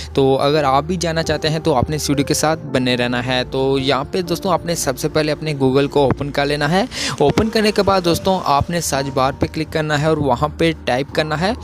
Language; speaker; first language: Urdu; non-native, local second language; Punjabi